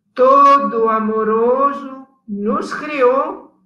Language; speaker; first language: Portuguese; non-native, fluent; Italian